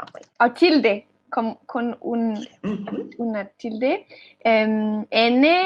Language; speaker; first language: Spanish; non-native, learner; French